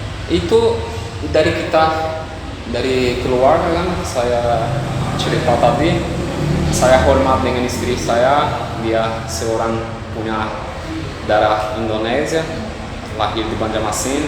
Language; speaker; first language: Indonesian; non-native, fluent; Portuguese